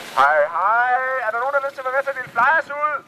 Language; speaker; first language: Danish; native; Danish